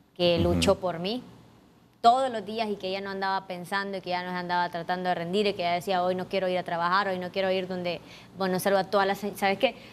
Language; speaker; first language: Spanish; native; Spanish